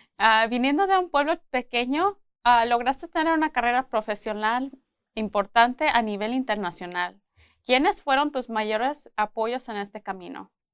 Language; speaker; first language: Spanish; early bilingual, heritage; Spanish